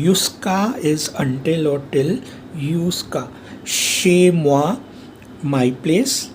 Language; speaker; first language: French; non-native, fluent; Hindi